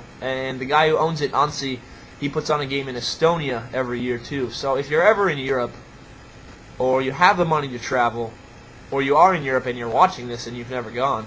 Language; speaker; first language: English; native; English